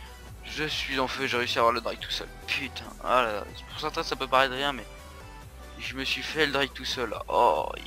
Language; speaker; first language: French; native; French